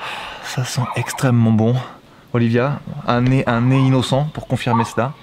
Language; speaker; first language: French; native; French